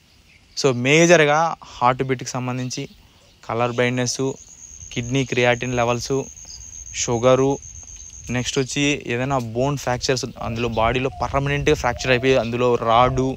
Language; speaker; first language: Telugu; native; Telugu